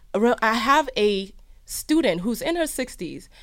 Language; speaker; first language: English; early bilingual, other home language; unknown